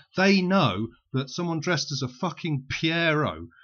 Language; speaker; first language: English; native; English